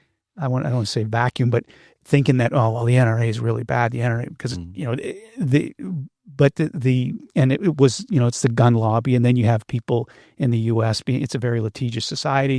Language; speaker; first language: English; native; English